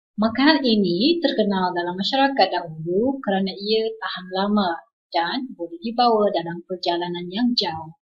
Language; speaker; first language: Malay; non-native, local second language; Iban